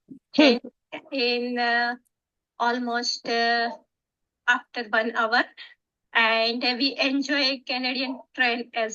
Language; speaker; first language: English; non-native, learner; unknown